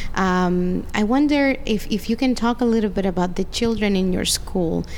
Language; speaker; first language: English; non-native, fluent; Spanish